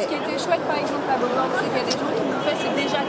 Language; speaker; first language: French; native; French